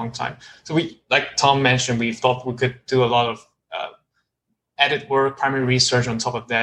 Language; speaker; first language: English; non-native, local second language; Cantonese